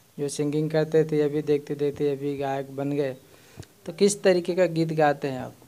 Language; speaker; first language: Hindi; native; Hindi